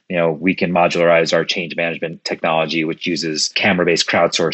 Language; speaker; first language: English; early bilingual, other home language; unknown